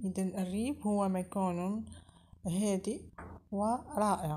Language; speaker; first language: Arabic; native; Arabic